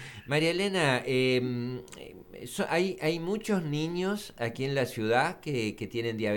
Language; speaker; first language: Spanish; native; Spanish